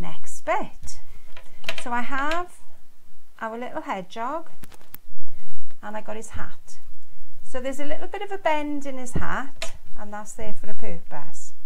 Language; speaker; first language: English; native; English